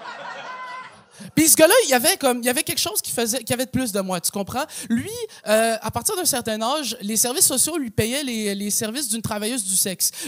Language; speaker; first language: French; native; French